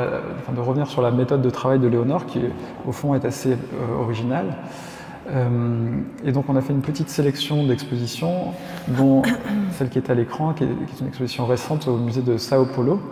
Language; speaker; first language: French; native; French